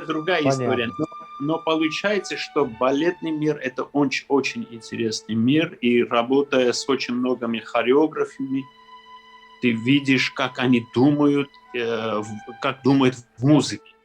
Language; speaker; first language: Russian; non-native, local second language; Armenian